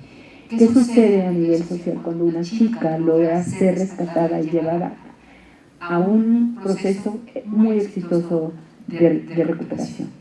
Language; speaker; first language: Spanish; native; Spanish